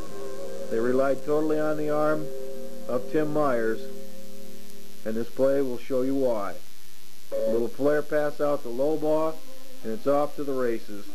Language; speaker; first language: English; native; English